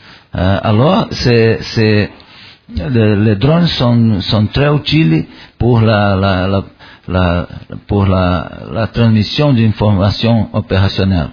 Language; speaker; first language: French; non-native, learner; Portuguese